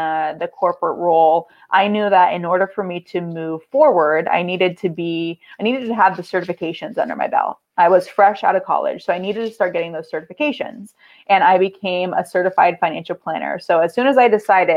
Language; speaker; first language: English; native; English